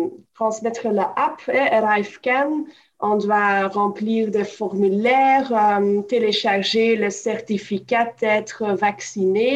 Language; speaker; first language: French; non-native, local second language; Dutch